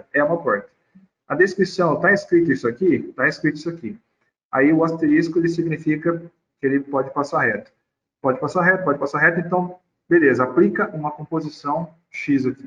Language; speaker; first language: Portuguese; native; Portuguese